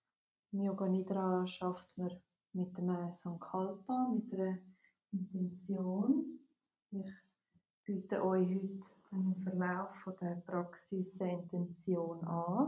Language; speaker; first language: German; native; German